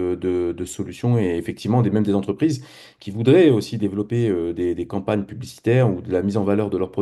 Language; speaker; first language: French; native; French